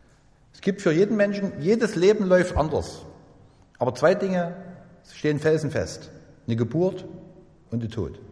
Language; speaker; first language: German; native; German